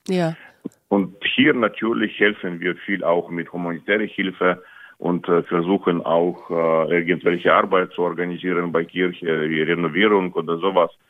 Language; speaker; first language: German; non-native, fluent; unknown